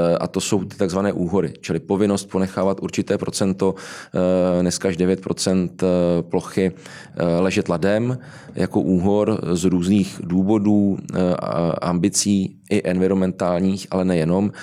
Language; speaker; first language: Czech; native; Czech